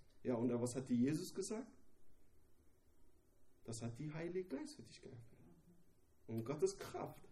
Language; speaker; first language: German; non-native, learner; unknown